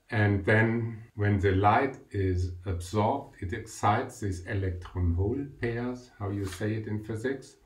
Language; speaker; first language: English; non-native, fluent; German